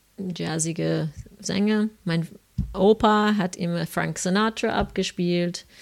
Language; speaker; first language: German; non-native, fluent; English